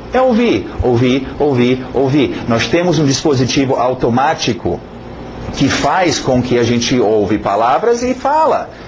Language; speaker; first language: Portuguese; non-native, fluent; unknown